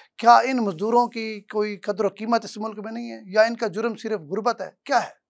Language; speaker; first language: Urdu; non-native, local second language; Saraiki